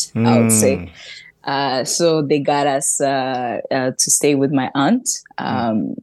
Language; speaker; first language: English; early bilingual, other home language; French